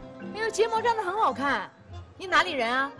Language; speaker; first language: Chinese; native; Chinese